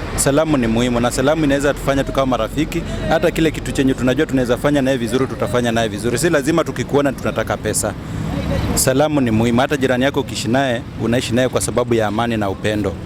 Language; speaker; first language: Swahili; non-native, local second language; Luyia